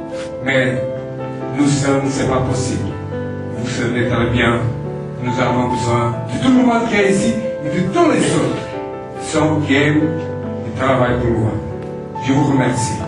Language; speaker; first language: French; non-native, fluent; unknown